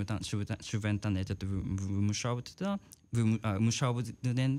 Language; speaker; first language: Georgian; non-native, fluent; Japanese